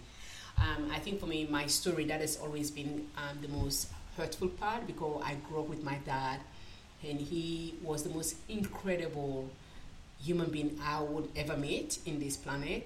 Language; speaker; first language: English; non-native, local second language; Krio